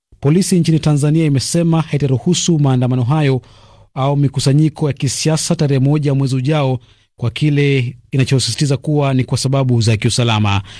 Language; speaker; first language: Swahili; non-native, local second language; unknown